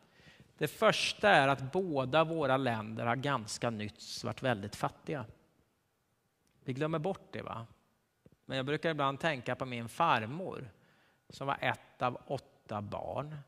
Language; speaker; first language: Swedish; native; Swedish